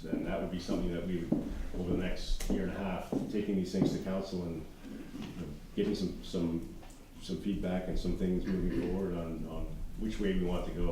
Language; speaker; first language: English; native; English